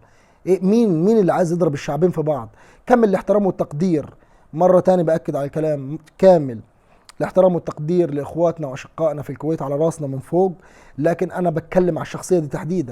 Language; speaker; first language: Arabic; native; Arabic